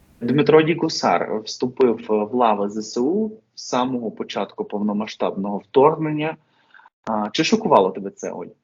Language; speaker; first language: Ukrainian; native; Ukrainian